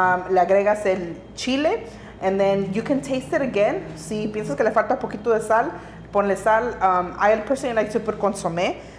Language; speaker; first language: English; early bilingual, other home language; Spanish